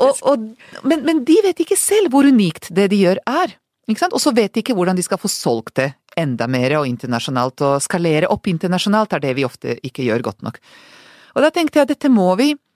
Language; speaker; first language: Norwegian; non-native, fluent; Hungarian